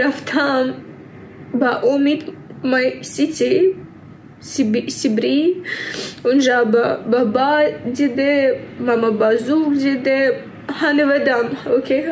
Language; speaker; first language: Persian; early bilingual, heritage; Persian